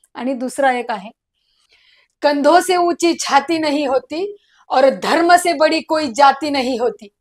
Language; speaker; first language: Hindi; non-native, local second language; Marathi